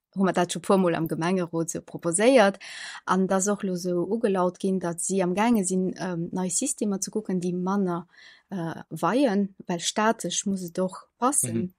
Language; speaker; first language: Luxembourgish; early bilingual, other home language; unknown